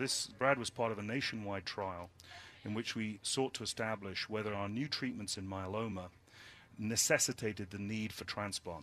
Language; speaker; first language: English; native; English